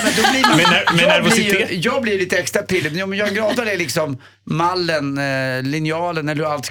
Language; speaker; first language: Swedish; native; Swedish